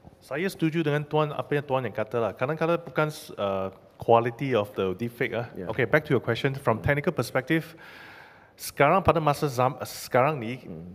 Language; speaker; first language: Malay; non-native, local second language; Chinese